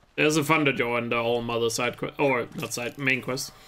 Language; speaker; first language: English; non-native, fluent; Danish